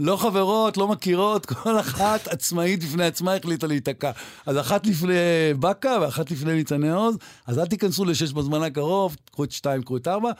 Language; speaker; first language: Hebrew; native; Hebrew